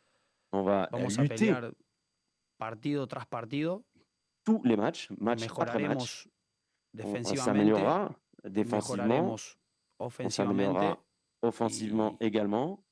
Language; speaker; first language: French; native; French